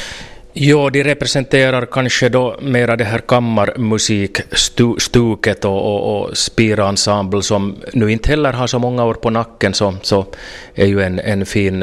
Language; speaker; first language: Swedish; native; Swedish